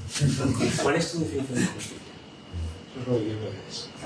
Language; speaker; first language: Spanish; native; Spanish